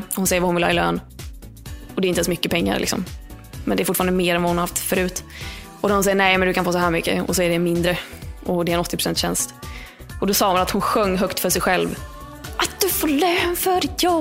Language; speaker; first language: Swedish; native; Swedish